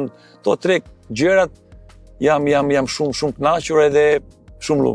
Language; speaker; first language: Albanian; non-native, learner; Serbian